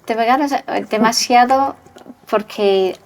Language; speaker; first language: Spanish; non-native, local second language; English